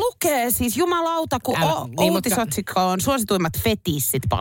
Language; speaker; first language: Finnish; native; Finnish